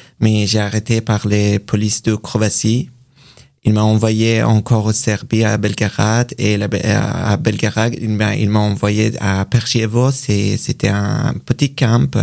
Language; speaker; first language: French; non-native, learner; Persian